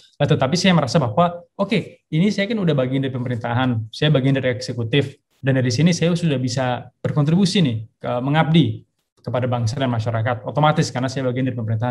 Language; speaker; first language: Indonesian; early bilingual, heritage; Indonesian